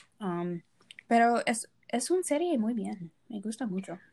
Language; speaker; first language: Spanish; non-native, learner; English